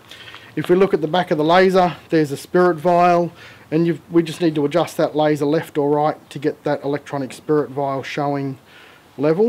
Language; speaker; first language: English; native; English